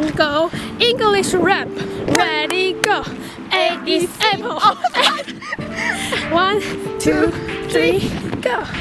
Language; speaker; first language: English; non-native, learner; Chinese